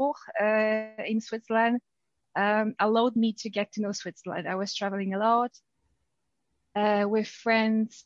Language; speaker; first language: English; non-native, fluent; Polish